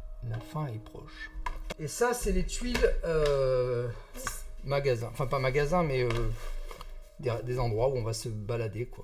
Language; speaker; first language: French; native; French